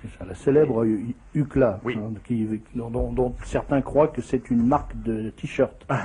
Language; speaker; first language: French; native; French